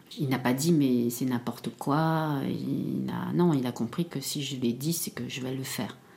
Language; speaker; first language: French; early bilingual, other home language; Khmer